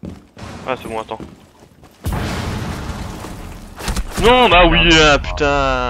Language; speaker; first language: French; native; French